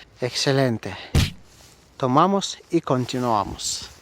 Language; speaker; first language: Spanish; non-native, learner; Russian